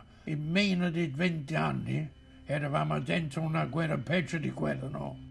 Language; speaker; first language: Italian; non-native, fluent; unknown